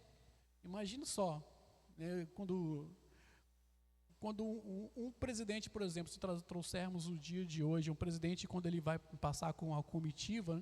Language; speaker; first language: Portuguese; native; Portuguese